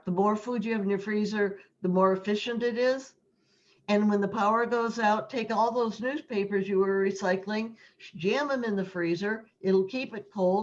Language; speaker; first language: English; native; English